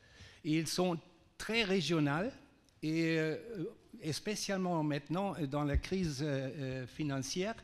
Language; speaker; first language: French; non-native, fluent; German